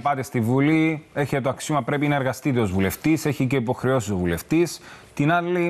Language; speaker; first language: Greek; native; Greek